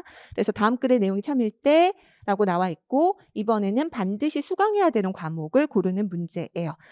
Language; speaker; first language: Korean; native; Korean